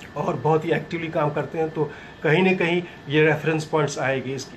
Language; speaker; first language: Hindi; native; Hindi